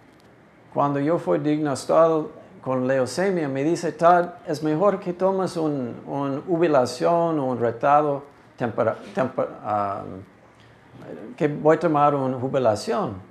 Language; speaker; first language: Spanish; non-native, fluent; English